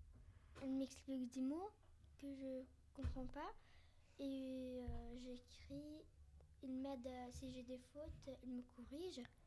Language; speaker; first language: French; non-native, learner; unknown